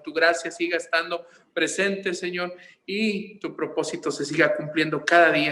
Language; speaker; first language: Spanish; native; Spanish